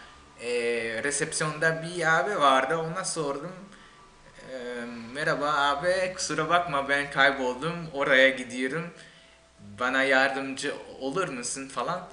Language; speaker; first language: Turkish; non-native, fluent; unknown